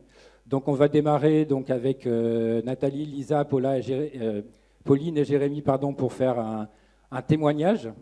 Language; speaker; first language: French; native; French